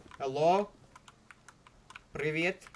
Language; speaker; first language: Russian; non-native, learner; English